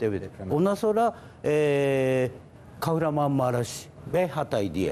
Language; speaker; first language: Turkish; non-native, learner; Japanese